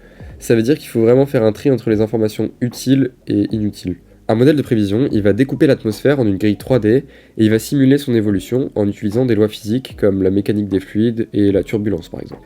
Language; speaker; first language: French; native; French